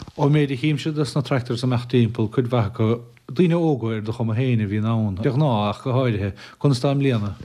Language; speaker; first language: Irish; native; Irish